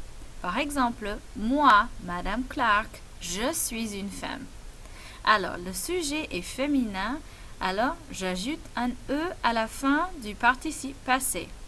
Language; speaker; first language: French; non-native, fluent; English